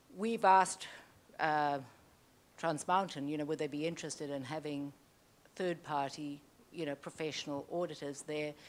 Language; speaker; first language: English; native; English